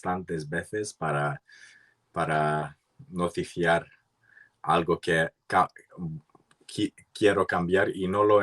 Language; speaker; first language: Spanish; non-native, learner; English